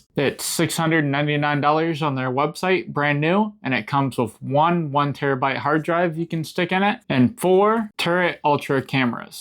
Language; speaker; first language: English; native; English